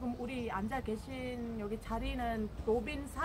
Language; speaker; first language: Korean; non-native, fluent; Vietnamese